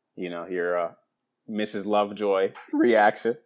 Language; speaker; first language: English; native; English